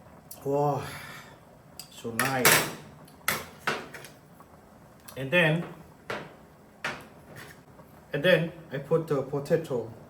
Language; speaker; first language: English; non-native, learner; Khmer